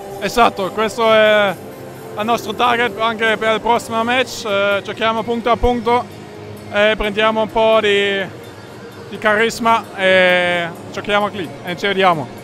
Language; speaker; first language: Italian; non-native, learner; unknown